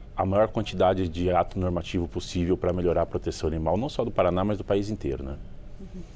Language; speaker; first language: Portuguese; native; Portuguese